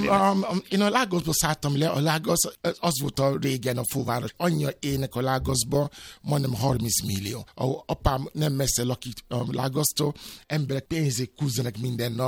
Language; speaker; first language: Hungarian; non-native, fluent; Yoruba